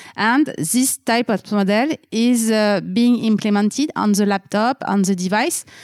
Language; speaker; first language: English; non-native, fluent; French